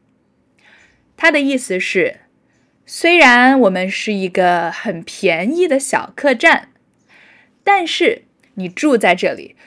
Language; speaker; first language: Chinese; native; Chinese